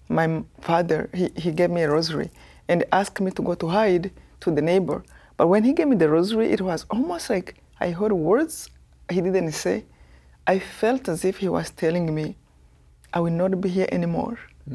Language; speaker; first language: English; non-native, local second language; Kinyarwanda